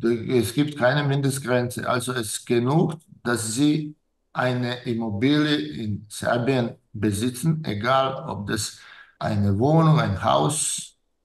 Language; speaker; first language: German; non-native, fluent; Serbian